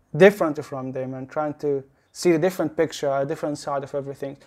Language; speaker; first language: English; non-native, learner; Arabic